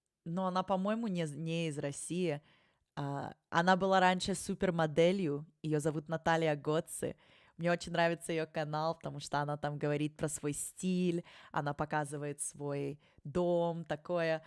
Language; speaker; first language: Russian; early bilingual, heritage; Russian